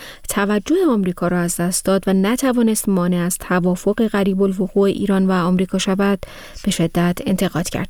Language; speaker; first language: Persian; native; Persian